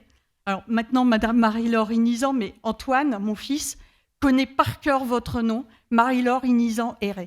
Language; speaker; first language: French; native; French